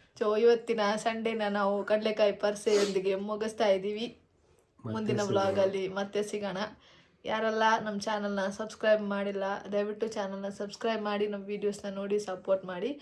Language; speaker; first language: Kannada; non-native, local second language; Tulu